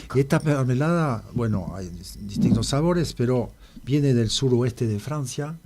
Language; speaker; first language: Spanish; non-native, fluent; French